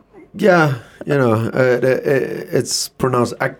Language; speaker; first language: English; non-native, fluent; Icelandic